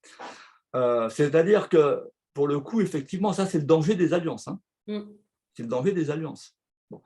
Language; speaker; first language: French; native; French